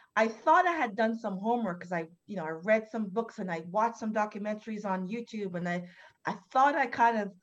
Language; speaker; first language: English; native; English